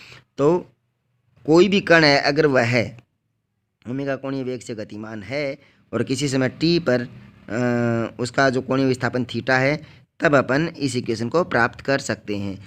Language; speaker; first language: Hindi; native; Hindi